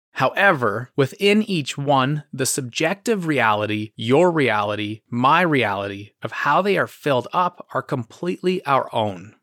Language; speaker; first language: English; native; English